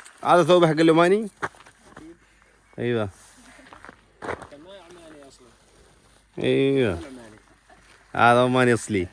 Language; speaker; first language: Arabic; non-native, learner; Malayalam